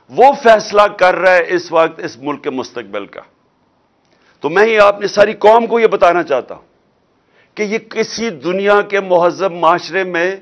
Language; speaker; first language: Urdu; non-native, local second language; Punjabi